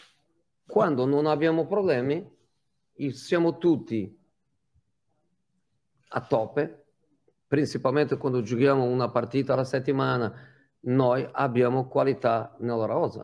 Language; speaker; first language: Italian; non-native, fluent; Portuguese